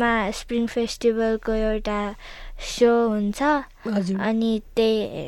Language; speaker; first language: Nepali; early bilingual, other home language; Chinese